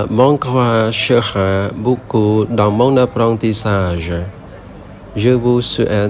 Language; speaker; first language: French; non-native, learner; Khmer